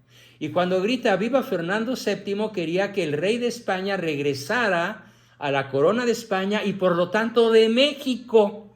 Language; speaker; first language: Spanish; native; Spanish